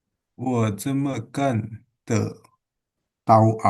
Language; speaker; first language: Chinese; non-native, learner; Indonesian